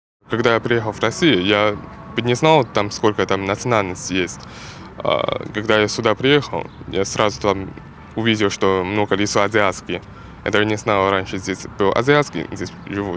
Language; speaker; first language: Russian; non-native, learner; Chinese